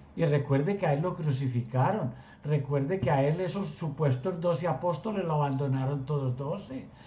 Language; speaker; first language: Spanish; native; Spanish